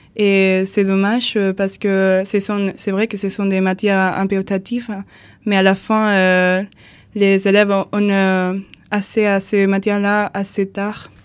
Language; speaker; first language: French; non-native, learner; Spanish